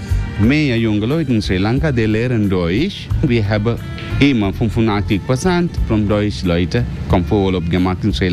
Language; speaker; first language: German; non-native, learner; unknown